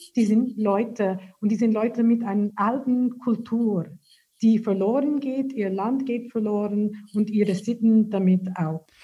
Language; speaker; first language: German; non-native, fluent; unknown